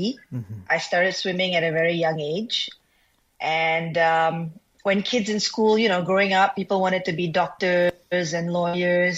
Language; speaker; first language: English; non-native, local second language; Malay